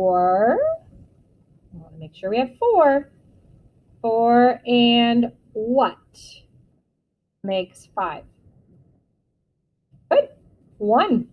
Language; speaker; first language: English; native; English